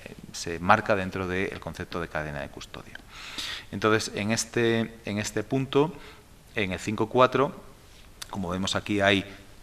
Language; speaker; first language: Spanish; native; Spanish